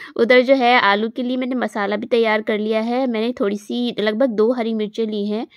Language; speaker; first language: Hindi; native; Hindi